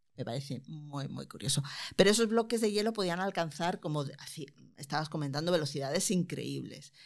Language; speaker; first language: Spanish; native; Spanish